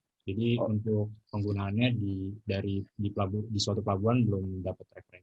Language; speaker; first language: Indonesian; native; Indonesian